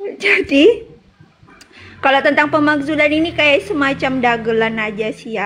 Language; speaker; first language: Indonesian; native; Indonesian